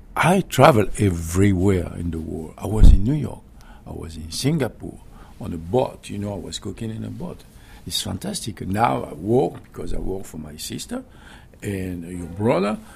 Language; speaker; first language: English; non-native, learner; French